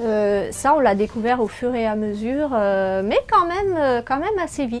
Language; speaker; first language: French; native; French